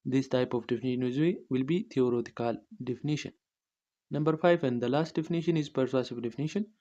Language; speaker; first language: English; non-native, local second language; Amharic